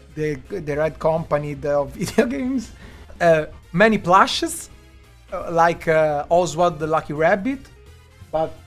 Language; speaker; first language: English; non-native, learner; Italian